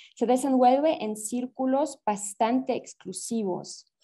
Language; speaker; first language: Spanish; non-native, fluent; German